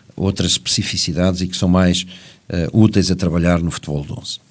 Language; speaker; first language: Portuguese; native; Portuguese